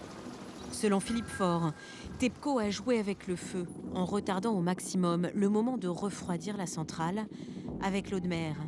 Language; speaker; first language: French; native; French